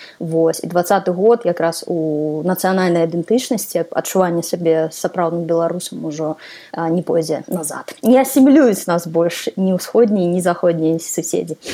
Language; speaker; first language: Belarusian; non-native, local second language; Russian